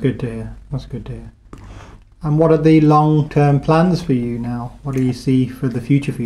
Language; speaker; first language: English; native; English